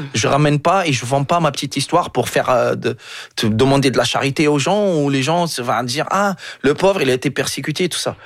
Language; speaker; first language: French; non-native, local second language; Arabic